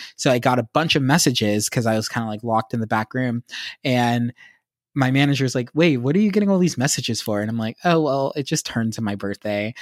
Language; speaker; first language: English; native; English